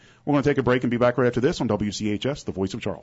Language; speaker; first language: English; native; English